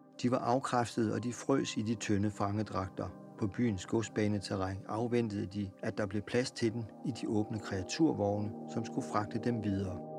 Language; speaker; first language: Danish; native; Danish